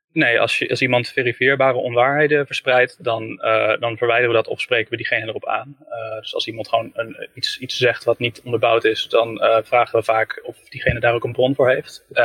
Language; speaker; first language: Dutch; native; Dutch